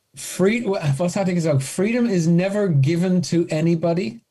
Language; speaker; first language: German; non-native, fluent; English